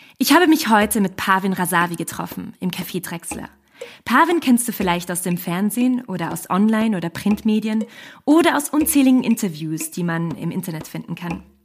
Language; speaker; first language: German; native; German